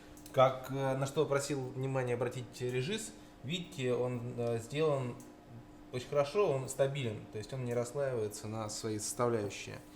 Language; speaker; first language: Russian; native; Russian